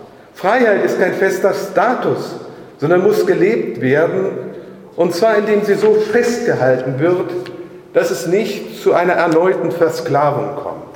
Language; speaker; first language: German; native; German